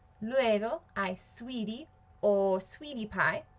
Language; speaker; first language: Spanish; non-native, fluent; English